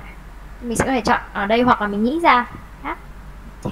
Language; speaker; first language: Vietnamese; native; Vietnamese